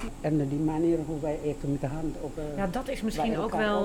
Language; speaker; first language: Dutch; non-native, learner; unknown